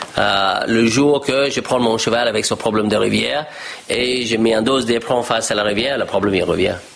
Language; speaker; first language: French; non-native, fluent; English